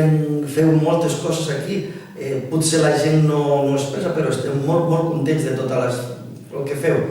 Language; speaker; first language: Catalan; non-native, local second language; Spanish